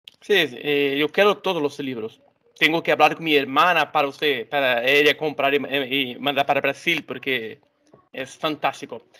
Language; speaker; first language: Spanish; non-native, learner; Portuguese